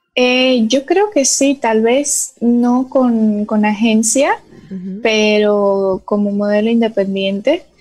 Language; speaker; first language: Spanish; non-native, local second language; Portuguese